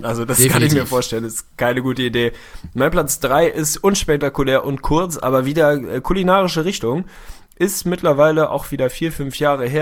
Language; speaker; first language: German; native; German